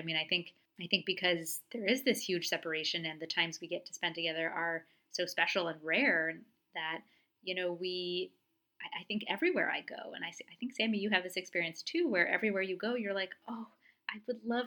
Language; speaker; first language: English; native; English